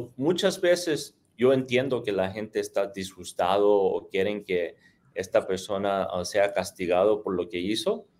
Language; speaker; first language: Spanish; native; Spanish